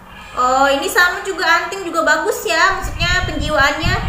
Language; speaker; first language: Indonesian; native; Indonesian